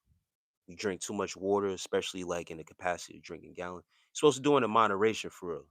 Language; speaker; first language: English; native; English